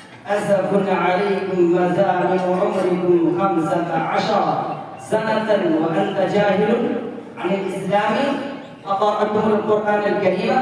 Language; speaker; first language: Arabic; non-native, learner; Urdu